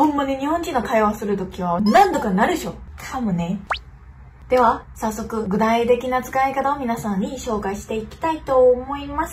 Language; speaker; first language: Japanese; non-native, fluent; Chinese